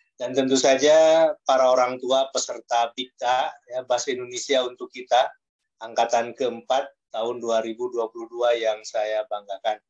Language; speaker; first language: Indonesian; native; Indonesian